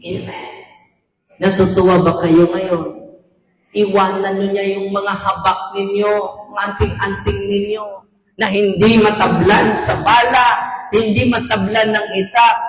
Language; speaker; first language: Filipino; non-native, local second language; Cebuano